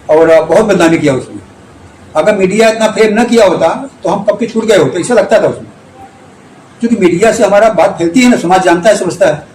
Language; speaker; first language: Hindi; native; Hindi